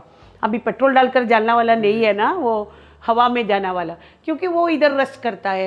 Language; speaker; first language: Hindi; non-native, local second language; Malayalam